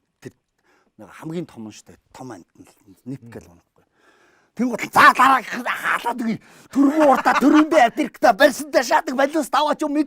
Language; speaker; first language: Mongolian; native; Mongolian